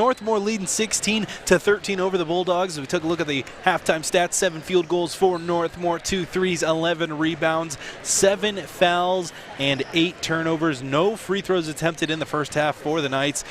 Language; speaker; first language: English; native; English